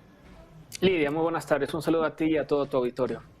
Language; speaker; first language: Spanish; native; Spanish